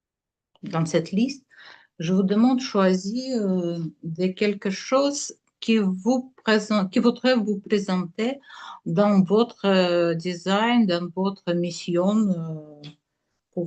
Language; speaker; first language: French; non-native, learner; Russian